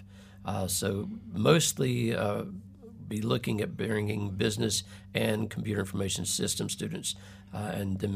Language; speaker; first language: English; native; English